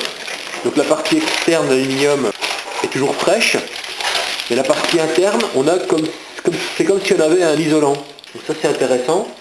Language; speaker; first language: French; native; French